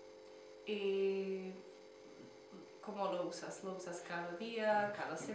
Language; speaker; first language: Spanish; non-native, fluent; Czech